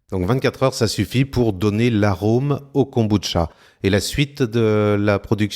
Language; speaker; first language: French; native; French